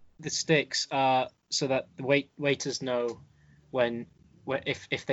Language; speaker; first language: English; native; English